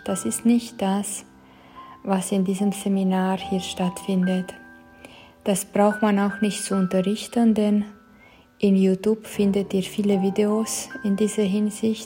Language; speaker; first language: German; non-native, fluent; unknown